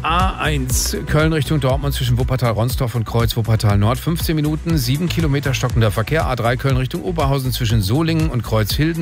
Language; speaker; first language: German; native; German